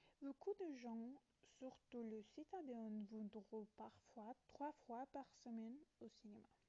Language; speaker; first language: French; non-native, learner; Italian